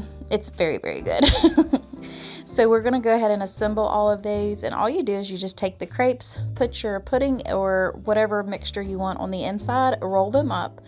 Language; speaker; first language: English; native; English